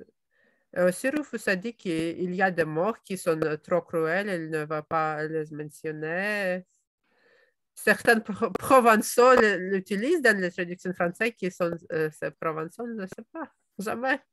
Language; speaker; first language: French; non-native, fluent; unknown